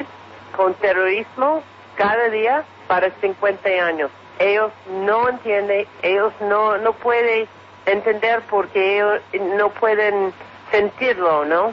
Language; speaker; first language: Spanish; non-native, fluent; English